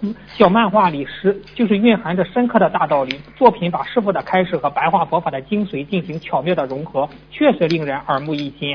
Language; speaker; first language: Chinese; native; Chinese